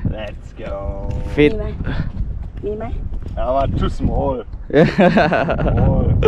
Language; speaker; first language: English; non-native, learner; German